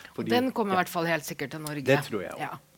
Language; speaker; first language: Norwegian; native; Norwegian